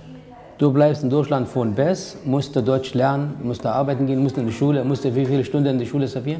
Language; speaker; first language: German; non-native, learner; Arabic